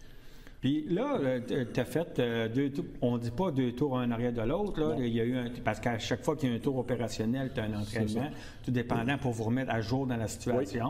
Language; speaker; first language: French; native; French